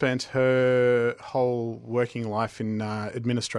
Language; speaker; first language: English; native; English